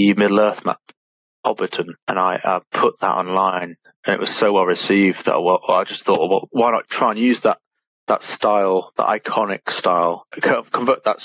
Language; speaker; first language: English; native; English